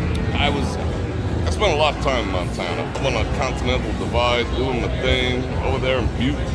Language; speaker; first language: English; native; English